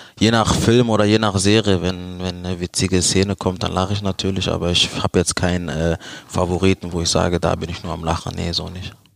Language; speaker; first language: German; early bilingual, other home language; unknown